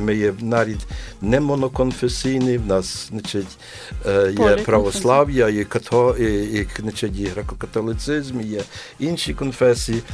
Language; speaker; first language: Polish; non-native, learner; Ukrainian